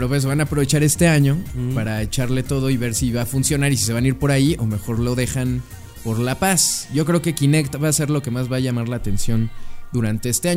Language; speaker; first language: Spanish; native; Spanish